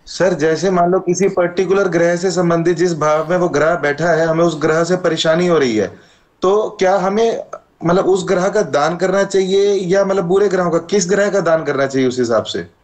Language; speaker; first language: Hindi; native; Hindi